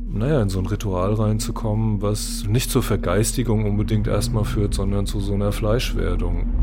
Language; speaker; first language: German; native; German